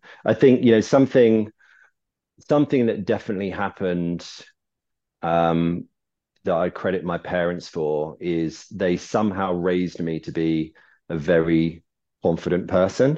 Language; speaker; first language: English; native; English